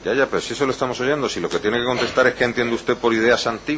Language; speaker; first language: Spanish; native; Spanish